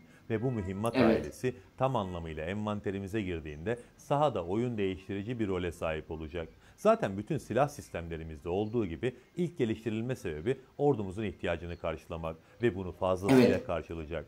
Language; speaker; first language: Turkish; native; Turkish